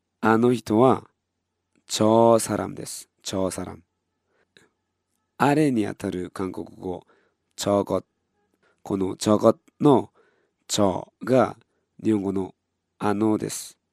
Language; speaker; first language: Japanese; non-native, fluent; Korean